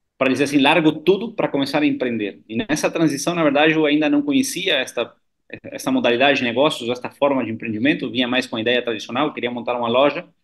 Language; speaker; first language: Portuguese; non-native, fluent; Spanish